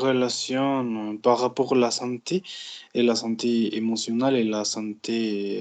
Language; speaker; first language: French; non-native, learner; Spanish